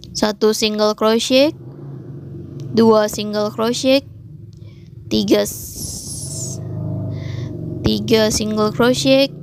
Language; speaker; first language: English; non-native, local second language; Indonesian